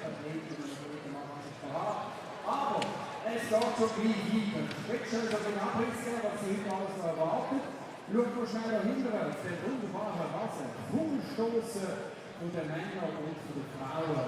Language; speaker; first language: German; native; German